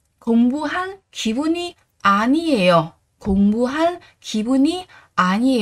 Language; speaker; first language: Korean; non-native, fluent; Vietnamese